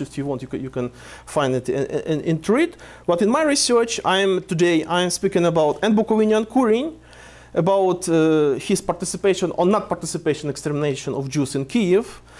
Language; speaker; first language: English; non-native, fluent; Ukrainian